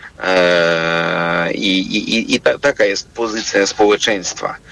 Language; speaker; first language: Polish; non-native, fluent; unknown